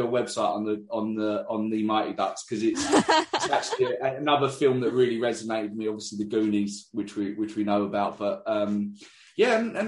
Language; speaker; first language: English; native; English